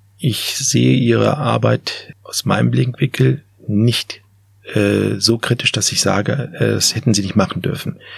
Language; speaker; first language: German; early bilingual, other home language; Turkish